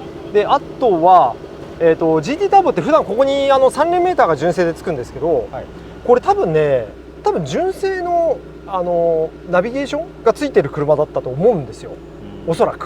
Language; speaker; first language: Japanese; native; Japanese